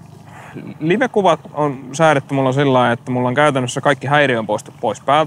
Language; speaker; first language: Finnish; native; Finnish